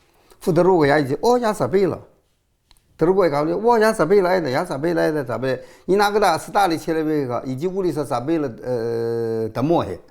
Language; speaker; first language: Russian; non-native, learner; Chinese